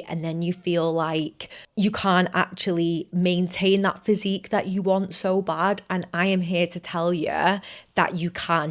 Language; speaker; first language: English; native; English